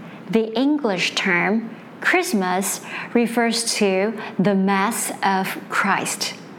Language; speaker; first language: English; non-native, fluent; Chinese